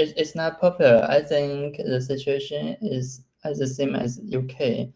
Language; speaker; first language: English; non-native, learner; Chinese